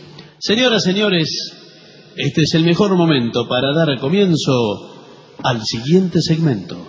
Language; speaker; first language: Spanish; native; Spanish